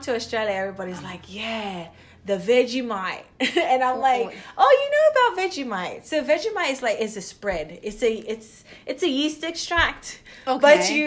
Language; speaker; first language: English; native; English